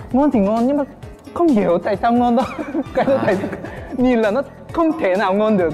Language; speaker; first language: Vietnamese; non-native, fluent; Korean